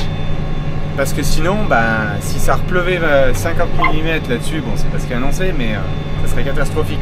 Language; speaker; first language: French; native; French